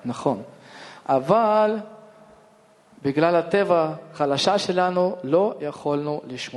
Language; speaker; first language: Hebrew; non-native, fluent; Russian